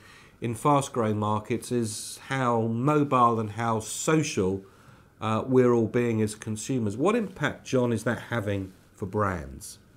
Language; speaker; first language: English; native; English